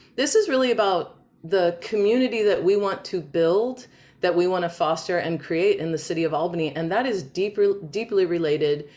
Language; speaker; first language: English; native; English